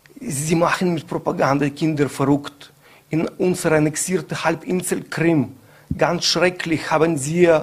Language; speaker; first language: German; non-native, learner; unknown